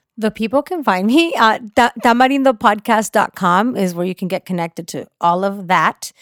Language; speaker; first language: English; early bilingual, other home language; Spanish